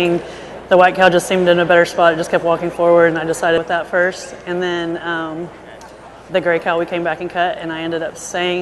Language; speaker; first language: English; native; English